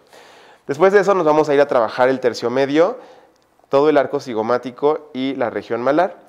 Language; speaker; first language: Spanish; native; Spanish